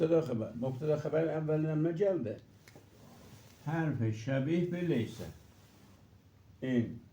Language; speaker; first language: Persian; non-native, local second language; Azerbaijani